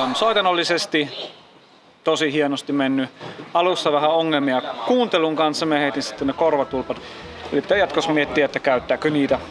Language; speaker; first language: Finnish; non-native, fluent; German